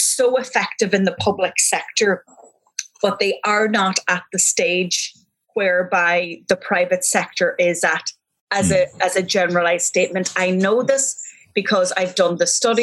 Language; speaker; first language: English; native; English